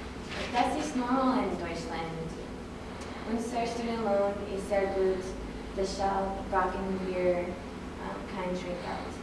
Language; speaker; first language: German; non-native, learner; English